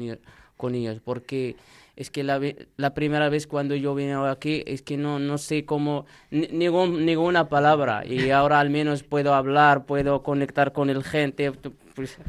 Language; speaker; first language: Spanish; non-native, learner; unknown